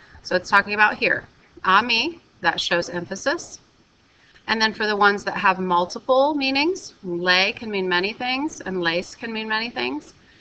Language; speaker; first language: English; native; English